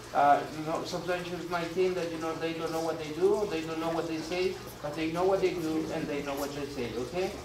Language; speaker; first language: English; non-native, learner; Spanish